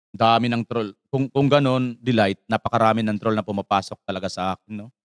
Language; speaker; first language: Filipino; native; Filipino